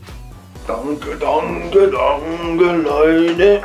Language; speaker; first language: German; non-native, learner; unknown